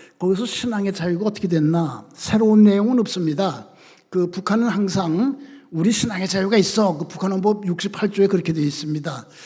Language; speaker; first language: Korean; native; Korean